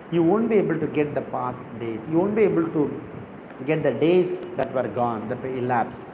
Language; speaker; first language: English; non-native, local second language; Tamil